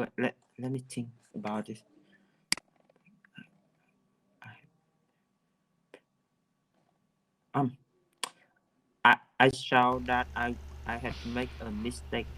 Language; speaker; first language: English; non-native, learner; Vietnamese